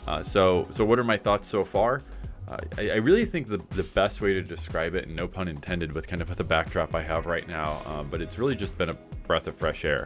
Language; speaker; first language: English; native; English